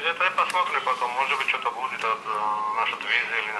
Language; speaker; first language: Russian; native; Russian